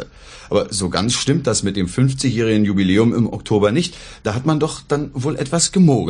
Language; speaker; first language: German; native; German